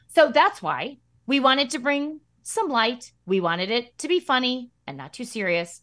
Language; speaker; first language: English; native; English